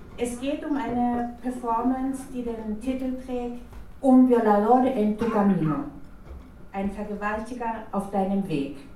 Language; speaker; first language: German; non-native, fluent; Spanish